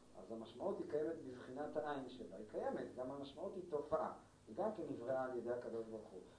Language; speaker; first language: Hebrew; non-native, fluent; Spanish